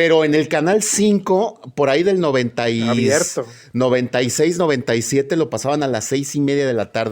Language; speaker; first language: Spanish; native; Spanish